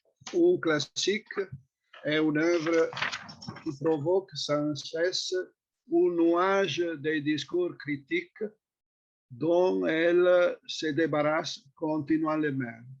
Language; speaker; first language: French; non-native, fluent; Italian